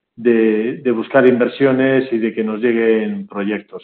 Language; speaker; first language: Spanish; native; Spanish